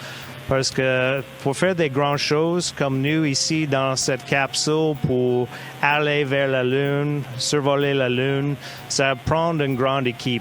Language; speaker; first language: French; non-native, learner; English